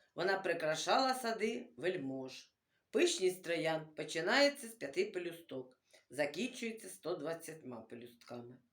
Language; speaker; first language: Ukrainian; non-native, local second language; Russian